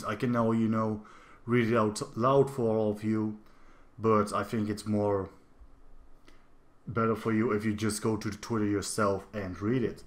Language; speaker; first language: English; non-native, fluent; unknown